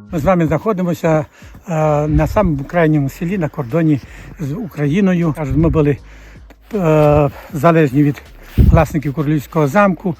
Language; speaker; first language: Ukrainian; native; Ukrainian